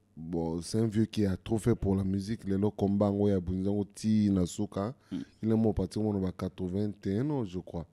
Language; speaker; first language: French; non-native, local second language; Lingala